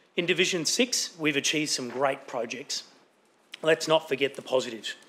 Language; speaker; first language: English; native; English